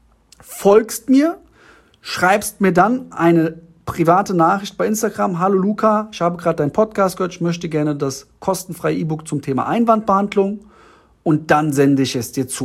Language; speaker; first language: German; native; German